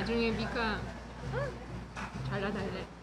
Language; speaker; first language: Korean; non-native, fluent; Russian